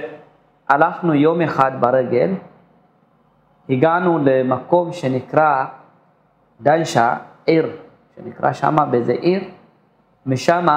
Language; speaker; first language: Hebrew; non-native, fluent; Amharic